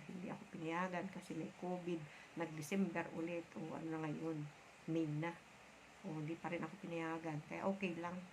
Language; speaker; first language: Filipino; non-native, local second language; Bikol